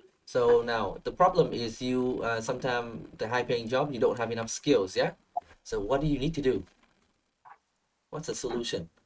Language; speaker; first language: English; non-native, fluent; Vietnamese